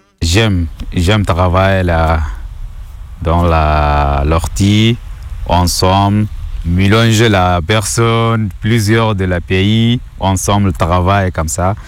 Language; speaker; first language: French; non-native, learner; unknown